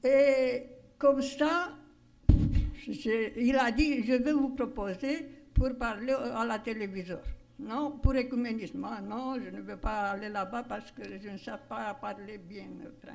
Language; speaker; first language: French; non-native, fluent; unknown